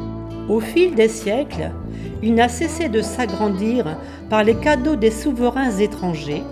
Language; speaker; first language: French; native; French